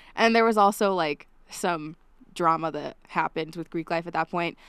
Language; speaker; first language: English; native; English